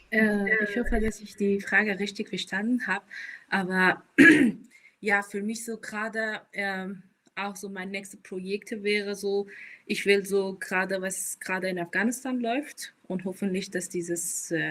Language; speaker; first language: German; non-native, fluent; Persian